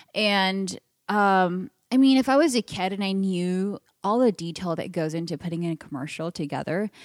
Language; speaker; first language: English; native; English